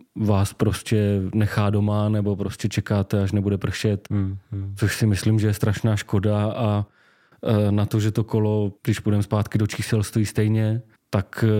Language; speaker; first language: Czech; native; Czech